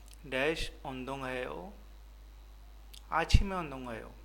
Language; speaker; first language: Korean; non-native, local second language; Hindi